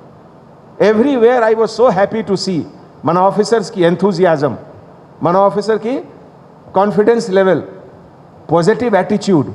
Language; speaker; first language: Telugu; non-native, fluent; Hindi